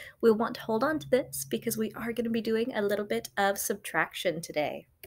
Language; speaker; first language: English; native; English